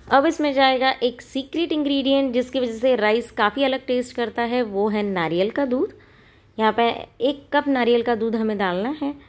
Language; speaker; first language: Hindi; non-native, local second language; Marathi